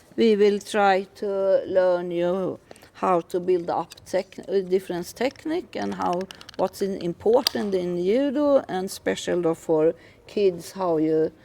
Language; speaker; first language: English; non-native, fluent; Swedish